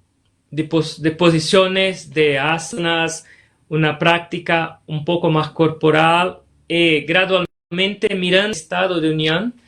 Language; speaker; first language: Spanish; non-native, fluent; Portuguese